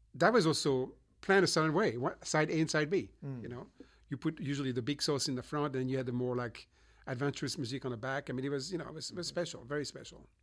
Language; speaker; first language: English; non-native, fluent; French